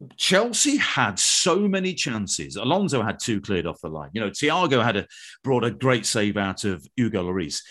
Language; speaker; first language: English; native; English